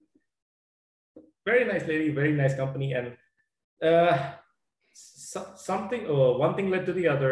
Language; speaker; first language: English; non-native, local second language; Punjabi